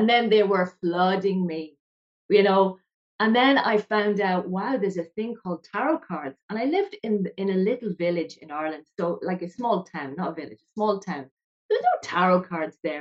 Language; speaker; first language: English; native; English